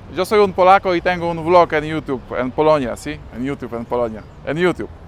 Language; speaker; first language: Spanish; non-native, learner; Polish